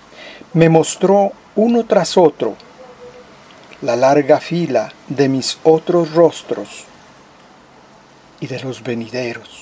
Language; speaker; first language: Spanish; native; Spanish